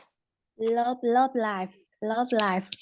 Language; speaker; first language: English; non-native, learner; Vietnamese